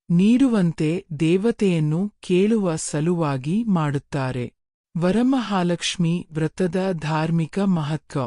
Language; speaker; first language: Kannada; native; Kannada